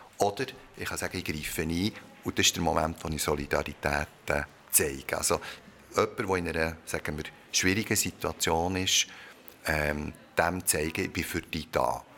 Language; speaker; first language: German; early bilingual, other home language; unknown